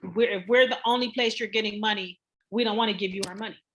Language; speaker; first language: English; native; English